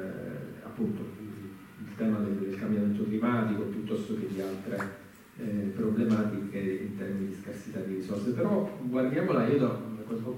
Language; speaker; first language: Italian; native; Italian